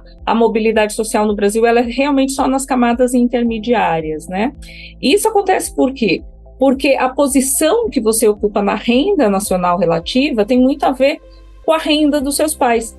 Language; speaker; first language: Portuguese; native; Portuguese